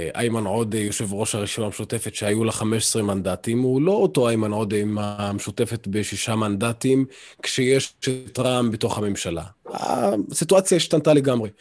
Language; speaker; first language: Hebrew; non-native, local second language; Arabic